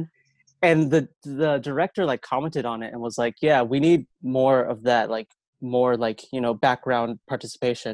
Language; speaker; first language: English; native; English